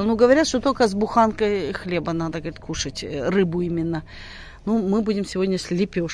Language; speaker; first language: Russian; native; Russian